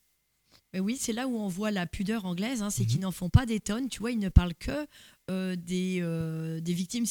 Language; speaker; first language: French; native; French